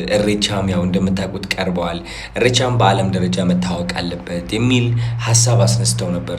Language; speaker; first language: Amharic; non-native, local second language; Tigrinya